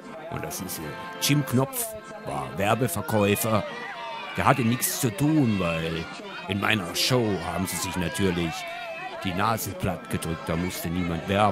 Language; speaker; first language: German; native; German